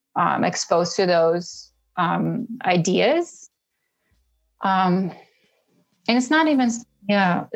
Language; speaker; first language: English; early bilingual, other home language; Russian